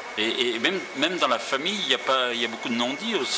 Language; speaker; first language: French; native; French